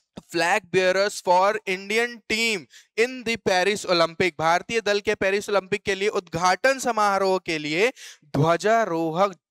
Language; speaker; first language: Hindi; native; Hindi